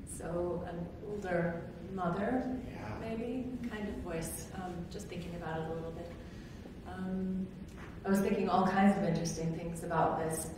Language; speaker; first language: English; native; English